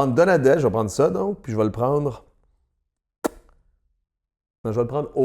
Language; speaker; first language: French; native; French